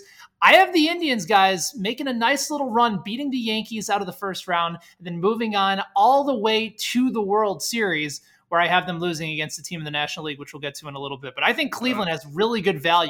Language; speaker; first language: English; native; English